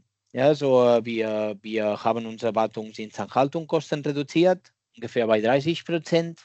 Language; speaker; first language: German; non-native, fluent; Catalan